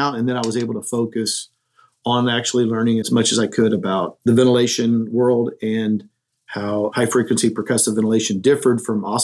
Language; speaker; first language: English; native; English